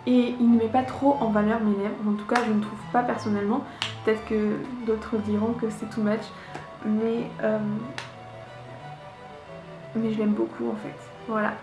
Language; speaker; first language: French; native; French